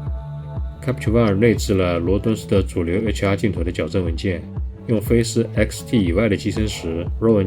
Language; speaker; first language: Chinese; native; Chinese